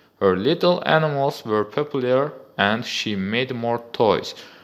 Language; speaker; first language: English; non-native, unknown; Azerbaijani